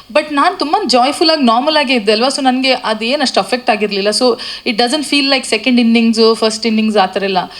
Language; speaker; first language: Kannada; non-native, local second language; Tulu